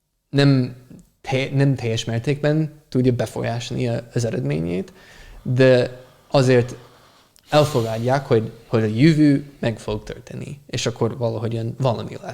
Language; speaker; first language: Hungarian; non-native, fluent; English